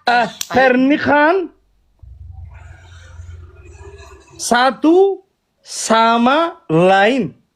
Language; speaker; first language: Indonesian; non-native, learner; Oromo